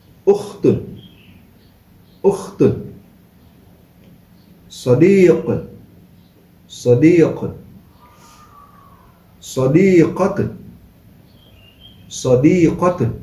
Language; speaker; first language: Arabic; non-native, fluent; Indonesian